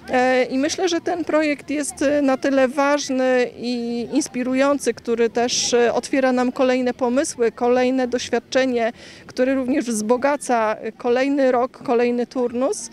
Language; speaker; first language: Polish; native; Polish